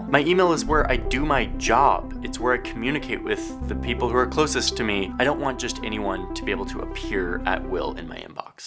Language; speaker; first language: English; native; English